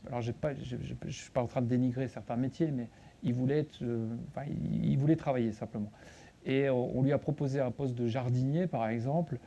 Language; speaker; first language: French; native; French